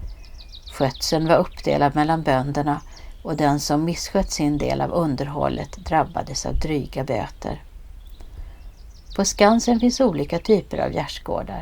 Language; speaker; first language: Swedish; native; Swedish